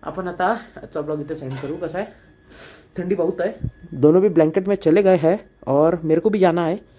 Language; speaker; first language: Hindi; non-native, local second language; Marathi